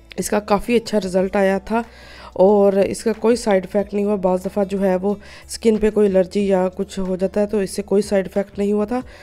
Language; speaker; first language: Urdu; non-native, local second language; Punjabi